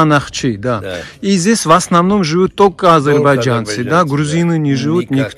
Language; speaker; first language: Russian; non-native, fluent; Georgian